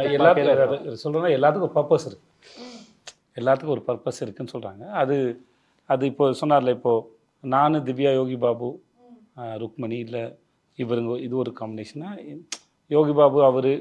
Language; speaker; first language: Tamil; native; Tamil